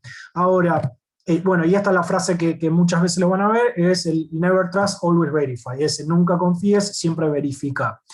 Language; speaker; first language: Spanish; native; Spanish